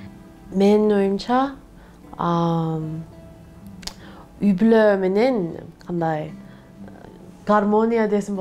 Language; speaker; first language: Kyrgyz; non-native, learner; Korean